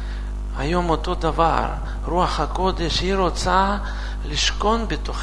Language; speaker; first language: Hebrew; non-native, fluent; Russian